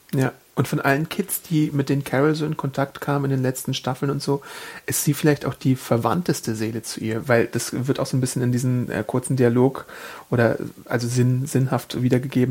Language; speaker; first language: German; native; German